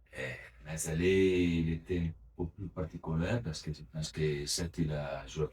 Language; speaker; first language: French; non-native, learner; Italian